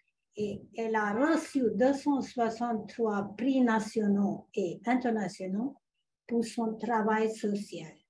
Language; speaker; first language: French; non-native, fluent; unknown